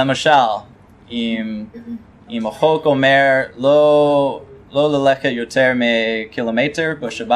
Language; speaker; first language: Hebrew; non-native, fluent; English